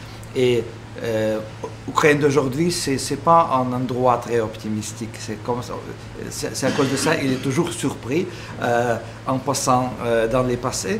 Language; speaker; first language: French; non-native, fluent; Russian